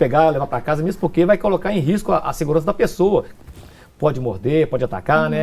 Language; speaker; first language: Portuguese; native; Portuguese